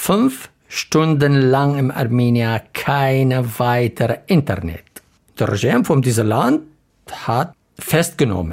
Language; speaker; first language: German; non-native, learner; Arabic